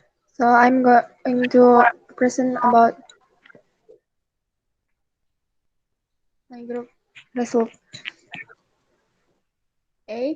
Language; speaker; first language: English; non-native, learner; Indonesian